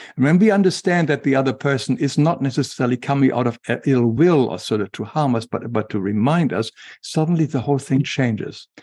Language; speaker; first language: English; non-native, fluent; German